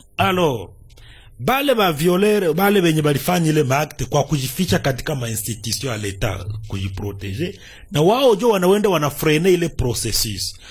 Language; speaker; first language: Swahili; native; Swahili